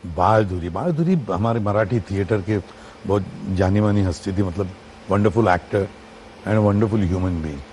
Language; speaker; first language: Hindi; non-native, local second language; Marathi